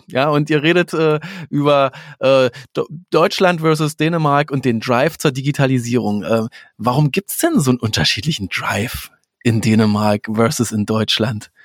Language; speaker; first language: German; native; German